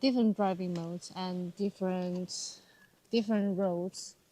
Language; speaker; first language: English; non-native, learner; Chinese